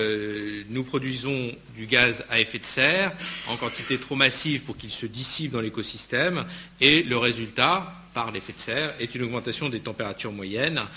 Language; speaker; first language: French; native; French